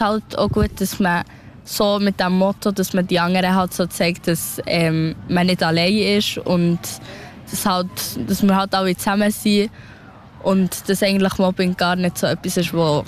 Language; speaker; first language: German; early bilingual, other home language; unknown